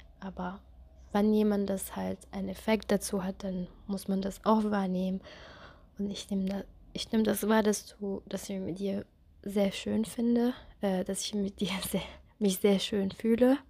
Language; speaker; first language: German; non-native, fluent; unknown